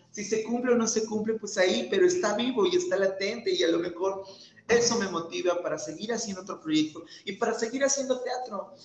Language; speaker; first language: Spanish; native; Spanish